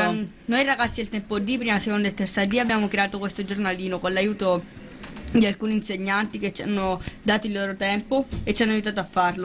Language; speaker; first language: Italian; native; Italian